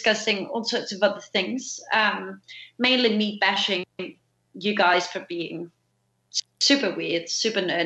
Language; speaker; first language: English; non-native, fluent; Danish